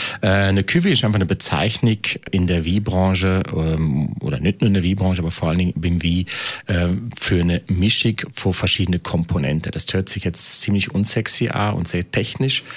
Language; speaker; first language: German; native; German